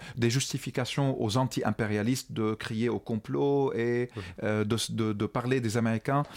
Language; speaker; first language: French; non-native, local second language; Arabic